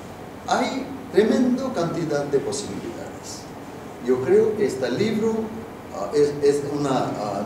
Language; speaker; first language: Spanish; non-native, fluent; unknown